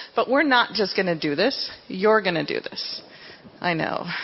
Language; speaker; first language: English; native; English